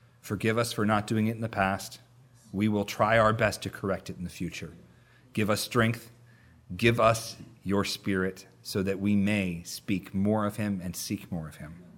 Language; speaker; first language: English; native; English